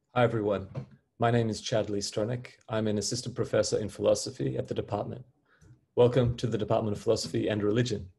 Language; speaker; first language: English; native; English